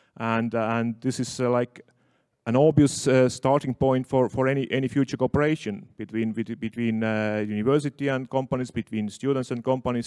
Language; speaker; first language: English; non-native, fluent; Estonian